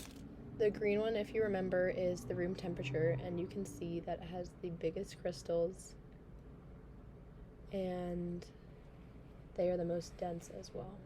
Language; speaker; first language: English; native; English